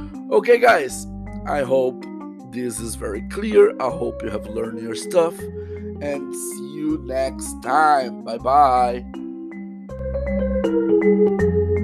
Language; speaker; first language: English; non-native, fluent; Portuguese